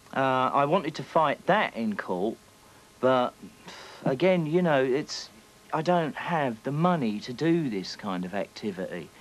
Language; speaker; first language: English; native; English